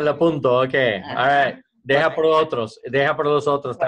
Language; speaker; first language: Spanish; non-native, learner; English